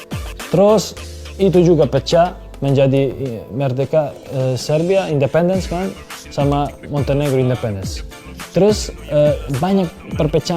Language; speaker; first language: Indonesian; non-native, fluent; Serbian